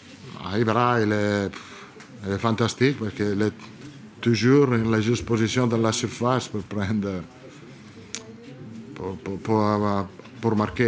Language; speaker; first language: French; non-native, learner; Italian